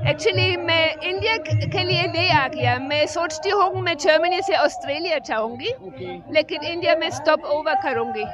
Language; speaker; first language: Hindi; non-native, learner; German